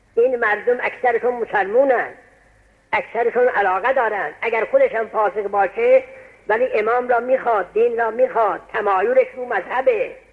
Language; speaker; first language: Persian; non-native, local second language; Azerbaijani